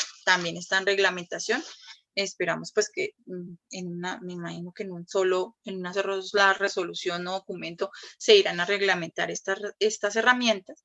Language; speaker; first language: Spanish; native; Spanish